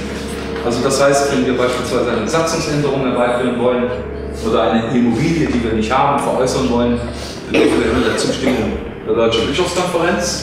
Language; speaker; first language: German; native; German